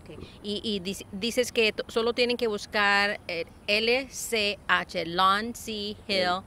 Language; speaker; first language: Spanish; early bilingual, heritage; Spanish